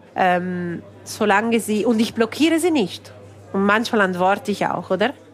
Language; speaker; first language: German; non-native, local second language; Italian